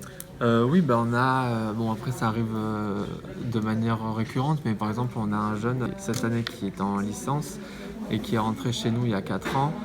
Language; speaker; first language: French; native; French